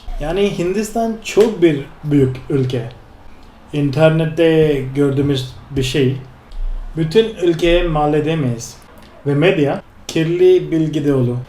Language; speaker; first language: Turkish; non-native, fluent; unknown